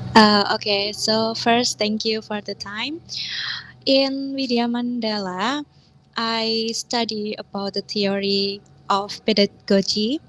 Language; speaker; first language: English; non-native, learner; Indonesian